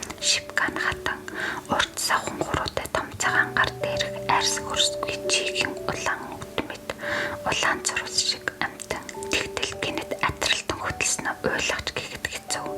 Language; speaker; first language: Mongolian; native; Mongolian